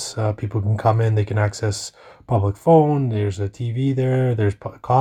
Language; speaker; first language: English; native; English